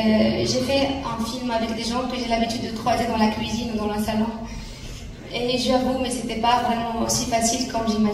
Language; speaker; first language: French; non-native, local second language; Arabic